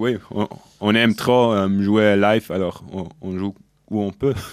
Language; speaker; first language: French; non-native, local second language; German